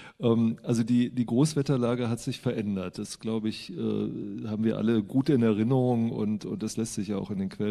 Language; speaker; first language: German; native; German